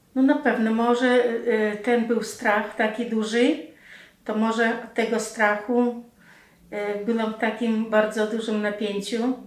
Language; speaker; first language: Polish; non-native, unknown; Russian